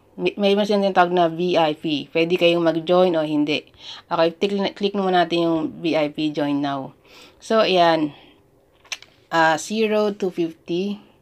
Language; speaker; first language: Filipino; native; Filipino